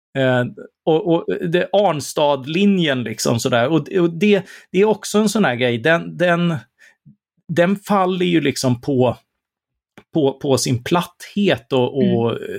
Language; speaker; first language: Swedish; native; Swedish